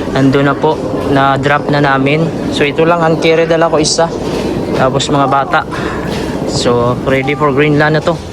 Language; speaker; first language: Filipino; non-native, local second language; Cebuano